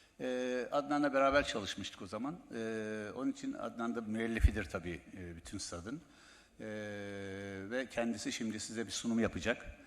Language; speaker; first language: Turkish; native; Turkish